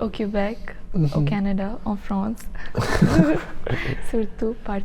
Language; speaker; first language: French; non-native, learner; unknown